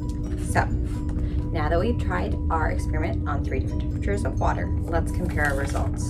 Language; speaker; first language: English; native; English